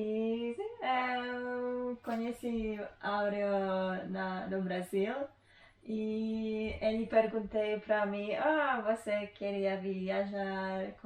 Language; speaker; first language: Portuguese; non-native, learner; Polish